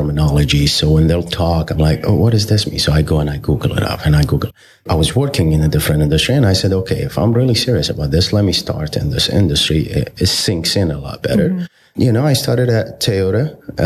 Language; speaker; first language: English; non-native, fluent; Arabic